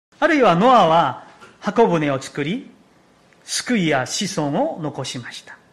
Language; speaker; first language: Japanese; non-native, fluent; Korean